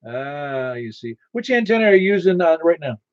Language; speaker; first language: English; native; English